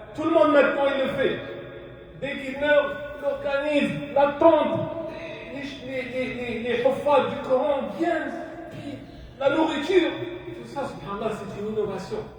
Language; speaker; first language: French; non-native, local second language; Arabic